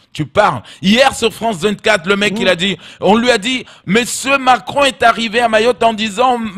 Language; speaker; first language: French; native; French